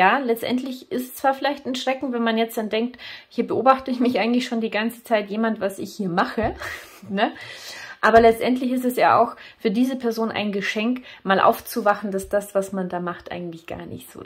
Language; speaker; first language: German; native; German